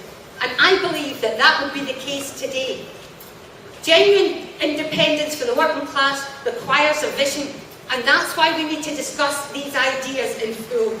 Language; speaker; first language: English; native; English